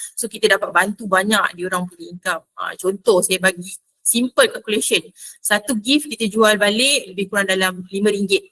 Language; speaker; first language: Malay; native; Malay